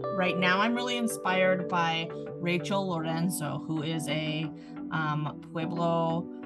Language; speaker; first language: English; native; English